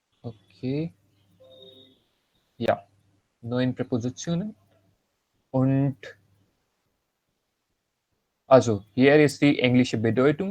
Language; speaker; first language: German; non-native, learner; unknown